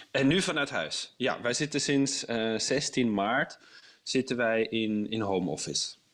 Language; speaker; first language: Dutch; native; Dutch